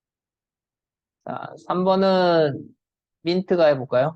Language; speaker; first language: Korean; native; Korean